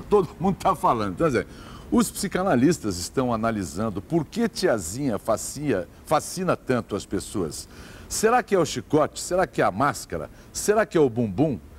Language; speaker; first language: Portuguese; native; Portuguese